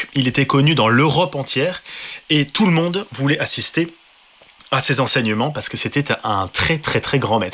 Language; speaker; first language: French; native; French